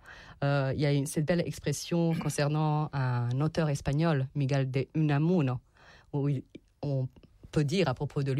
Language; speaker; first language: French; non-native, fluent; Serbian